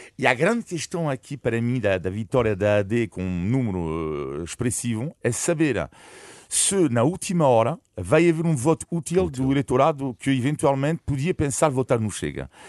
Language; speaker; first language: Portuguese; non-native, fluent; French